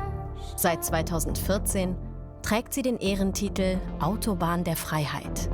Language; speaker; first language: German; native; German